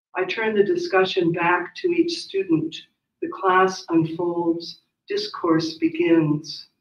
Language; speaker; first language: English; native; English